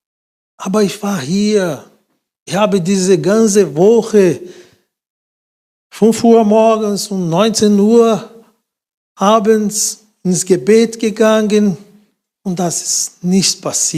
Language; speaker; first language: German; non-native, fluent; Portuguese